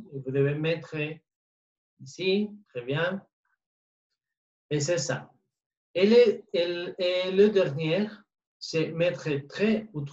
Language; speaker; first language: French; non-native, learner; Spanish